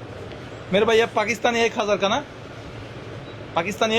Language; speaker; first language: Hindi; non-native, learner; Bangla